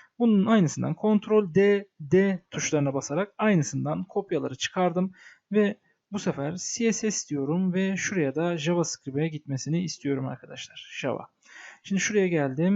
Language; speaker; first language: Turkish; native; Turkish